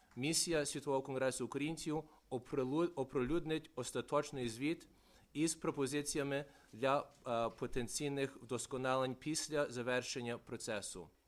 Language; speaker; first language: Ukrainian; early bilingual, heritage; Ukrainian